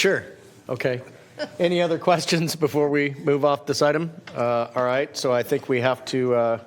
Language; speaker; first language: English; native; English